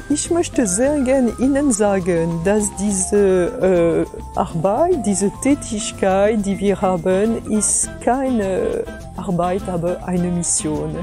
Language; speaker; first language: German; non-native, fluent; French